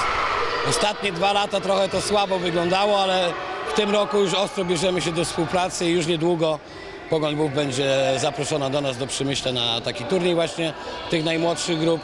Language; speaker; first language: Polish; native; Polish